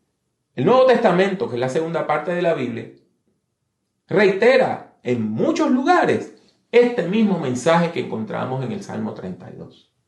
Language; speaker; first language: Spanish; native; Spanish